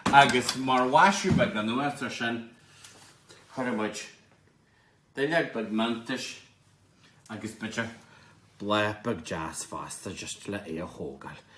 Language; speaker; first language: Irish; native; Irish